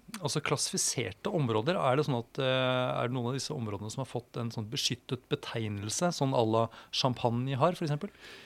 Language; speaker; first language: Norwegian; native; Norwegian